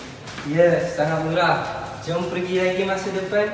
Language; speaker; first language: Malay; non-native, learner; Japanese